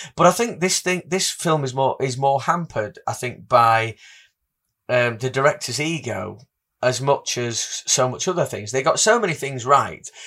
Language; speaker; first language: English; native; English